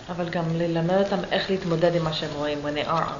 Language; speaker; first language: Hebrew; non-native, fluent; English